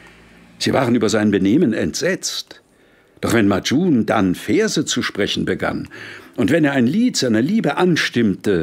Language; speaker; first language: German; native; German